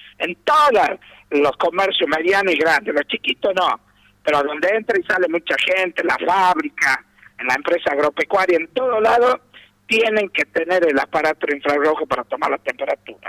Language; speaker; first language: Spanish; native; Spanish